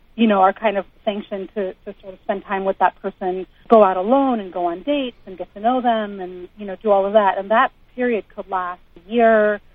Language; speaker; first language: English; native; English